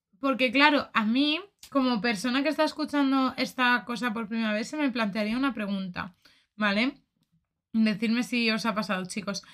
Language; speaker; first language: Spanish; native; Spanish